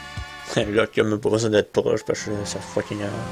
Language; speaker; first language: French; native; French